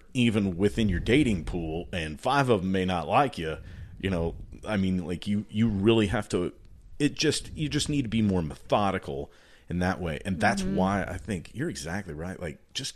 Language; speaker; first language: English; native; English